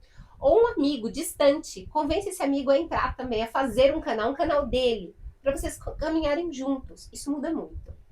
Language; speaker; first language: Portuguese; native; Portuguese